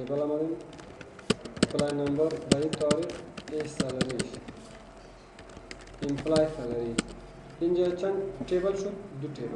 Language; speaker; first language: Persian; non-native, local second language; Pashto